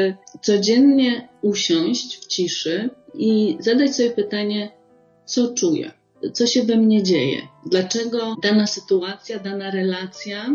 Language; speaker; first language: Polish; native; Polish